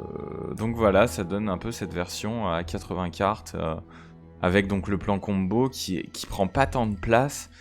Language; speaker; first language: French; native; French